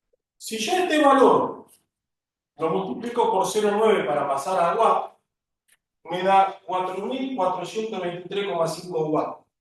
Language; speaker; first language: Spanish; native; Spanish